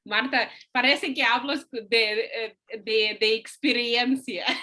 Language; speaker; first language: Spanish; non-native, fluent; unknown